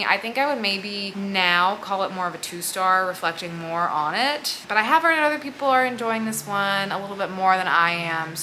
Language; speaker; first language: English; native; English